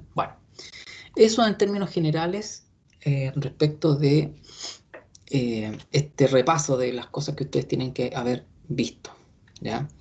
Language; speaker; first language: Spanish; native; Spanish